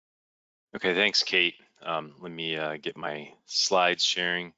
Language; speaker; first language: English; native; English